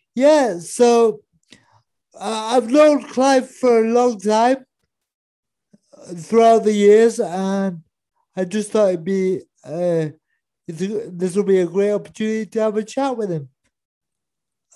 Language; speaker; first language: English; native; English